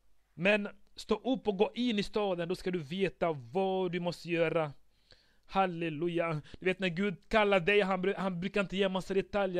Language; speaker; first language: Swedish; non-native, fluent; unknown